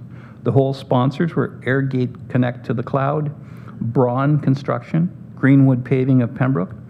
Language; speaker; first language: English; native; English